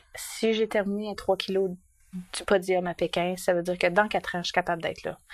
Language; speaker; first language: French; native; French